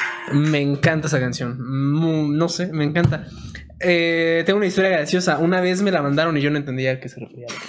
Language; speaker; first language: Spanish; native; Spanish